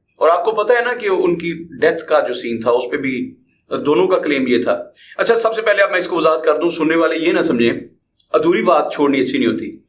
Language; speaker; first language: Urdu; non-native, local second language; Punjabi